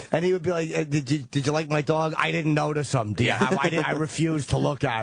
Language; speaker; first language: English; native; English